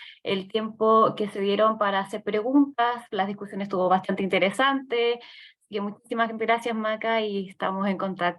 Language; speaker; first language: Spanish; native; Spanish